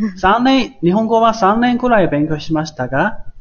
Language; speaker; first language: Japanese; non-native, fluent; Chinese